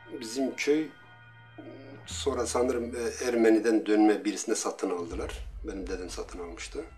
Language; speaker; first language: Turkish; non-native, local second language; Kurdish